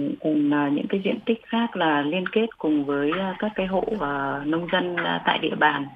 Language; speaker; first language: Vietnamese; non-native, local second language; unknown